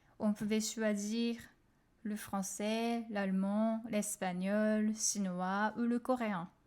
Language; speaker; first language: French; non-native, fluent; Japanese